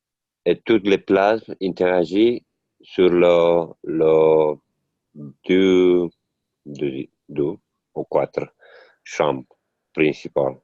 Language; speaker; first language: French; non-native, learner; Italian